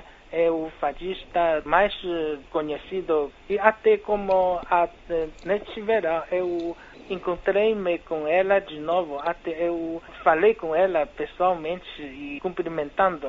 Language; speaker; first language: Portuguese; non-native, fluent; Chinese